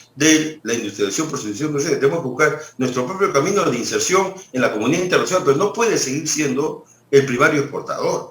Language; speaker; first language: Spanish; native; Spanish